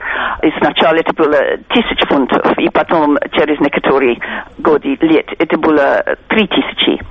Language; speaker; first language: Russian; non-native, fluent; English